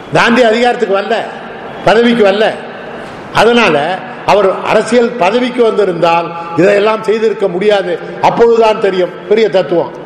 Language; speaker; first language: Tamil; native; Tamil